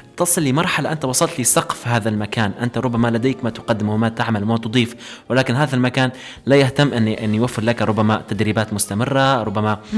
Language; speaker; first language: Arabic; native; Arabic